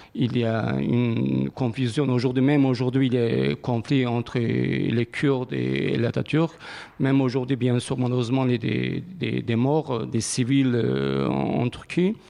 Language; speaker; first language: French; non-native, learner; Kurdish